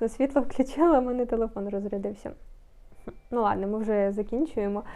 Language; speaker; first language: Ukrainian; non-native, local second language; Russian